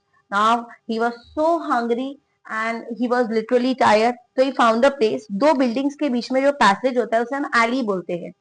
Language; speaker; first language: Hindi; native; Hindi